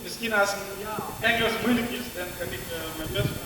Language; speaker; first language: Dutch; non-native, learner; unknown